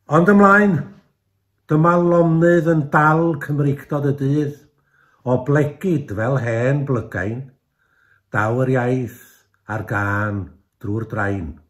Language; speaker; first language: Welsh; native; Welsh